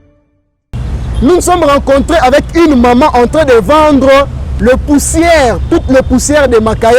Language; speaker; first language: French; non-native, local second language; Lingala